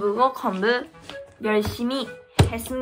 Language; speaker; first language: Korean; non-native, learner; Japanese